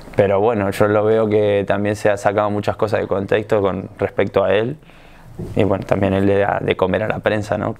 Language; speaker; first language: Spanish; native; Spanish